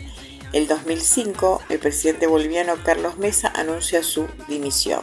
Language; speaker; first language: Spanish; native; Spanish